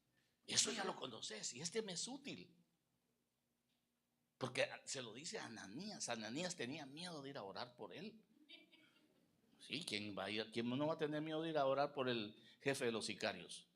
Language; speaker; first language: Spanish; native; Spanish